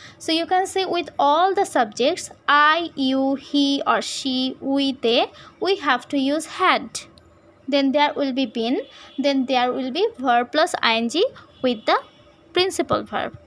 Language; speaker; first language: English; non-native, local second language; Bangla